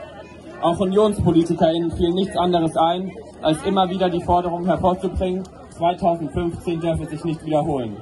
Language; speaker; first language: German; native; German